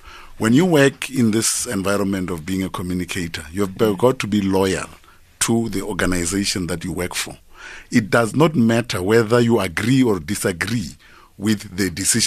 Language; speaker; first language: English; non-native, local second language; Northern Sotho